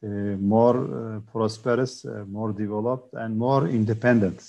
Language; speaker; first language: English; non-native, fluent; Turkish